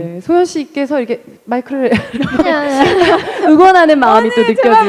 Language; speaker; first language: Korean; native; Korean